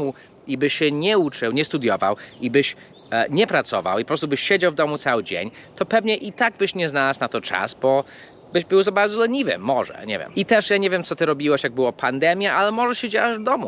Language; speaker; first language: Polish; early bilingual, heritage; English